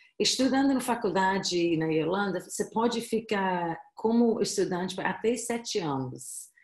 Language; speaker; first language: Portuguese; non-native, fluent; English